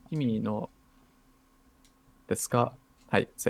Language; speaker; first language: Japanese; non-native, learner; English